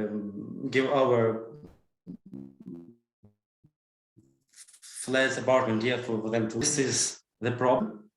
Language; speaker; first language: English; non-native, learner; Ukrainian